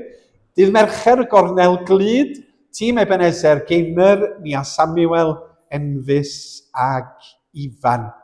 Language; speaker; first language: Welsh; native; Welsh